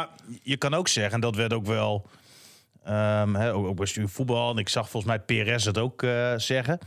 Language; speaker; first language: Dutch; native; Dutch